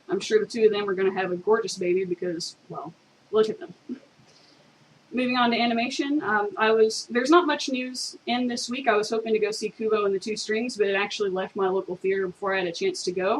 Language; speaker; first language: English; native; English